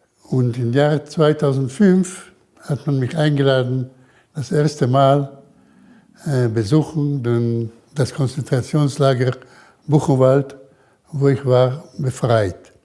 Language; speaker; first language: German; early bilingual, heritage; German